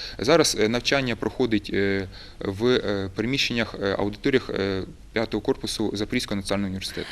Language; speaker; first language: Ukrainian; native; Ukrainian